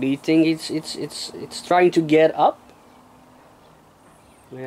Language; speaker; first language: English; non-native, fluent; Dutch